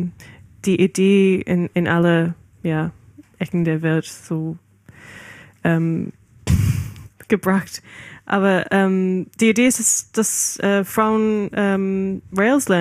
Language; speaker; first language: German; non-native, fluent; English